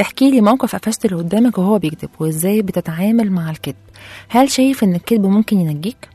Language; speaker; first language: Arabic; native; Arabic